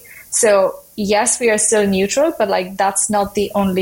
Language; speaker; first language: English; non-native, local second language; Hindi